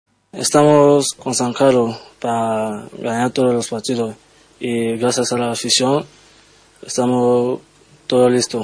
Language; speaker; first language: Spanish; non-native, learner; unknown